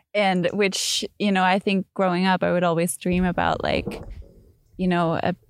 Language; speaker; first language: English; non-native, fluent; Danish